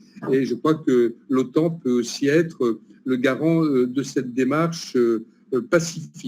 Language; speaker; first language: French; native; French